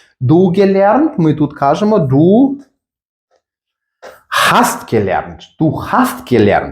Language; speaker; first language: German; non-native, fluent; Ukrainian